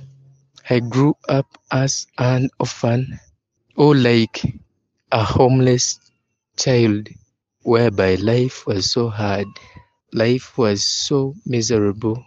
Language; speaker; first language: English; non-native, local second language; Ganda